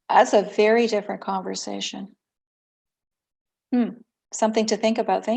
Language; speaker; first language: English; native; English